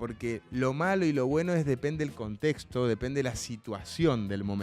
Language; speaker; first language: Spanish; native; Spanish